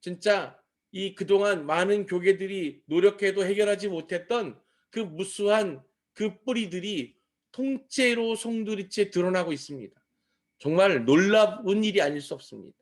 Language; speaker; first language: Korean; native; Korean